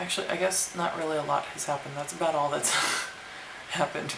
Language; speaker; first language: English; native; English